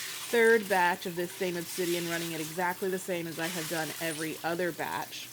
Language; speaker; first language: English; native; English